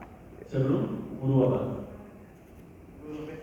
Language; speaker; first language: Indonesian; non-native, learner; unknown